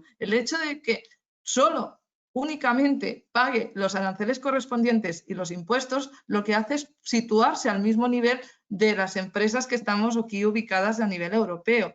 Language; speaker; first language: Spanish; native; Spanish